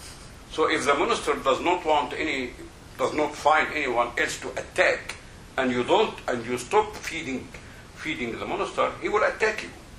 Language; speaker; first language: English; non-native, fluent; Arabic